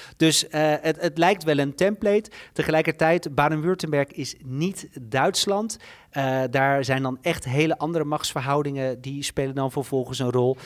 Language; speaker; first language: Dutch; native; Dutch